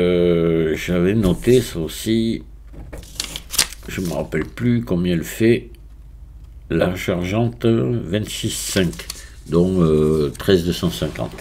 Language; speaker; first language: French; native; French